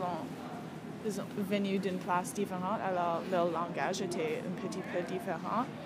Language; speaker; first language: French; non-native, learner; English